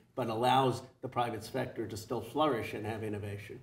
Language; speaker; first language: English; native; English